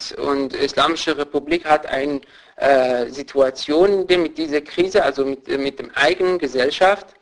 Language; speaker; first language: German; non-native, fluent; Persian